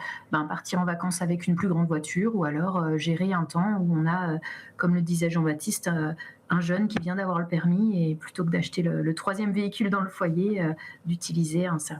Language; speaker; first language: French; native; French